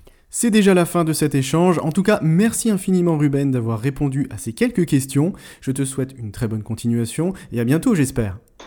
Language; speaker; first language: French; native; French